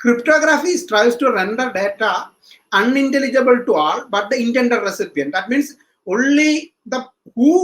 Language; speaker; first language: English; non-native, local second language; Malayalam